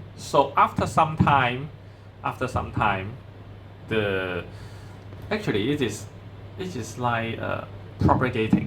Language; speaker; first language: English; non-native, fluent; Chinese